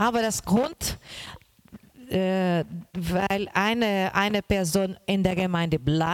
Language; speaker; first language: German; non-native, learner; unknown